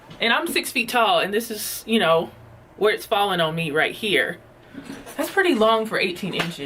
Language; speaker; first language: English; native; English